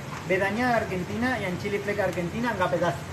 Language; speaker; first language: Indonesian; non-native, learner; Spanish